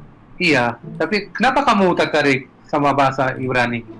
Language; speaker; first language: Indonesian; non-native, fluent; Hebrew